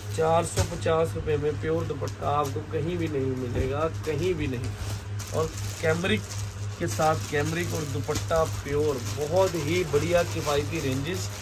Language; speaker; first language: Hindi; non-native, local second language; Punjabi